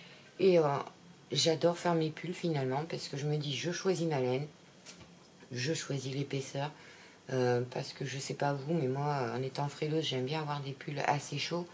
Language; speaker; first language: French; native; French